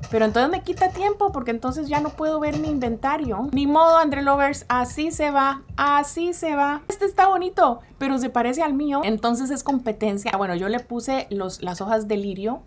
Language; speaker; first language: Spanish; early bilingual, heritage; Spanish